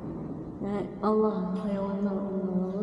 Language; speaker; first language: Turkish; non-native, learner; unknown